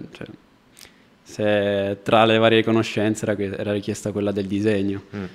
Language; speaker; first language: Italian; native; Italian